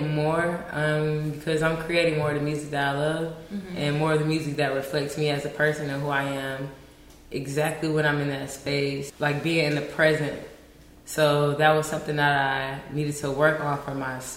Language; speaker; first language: English; native; English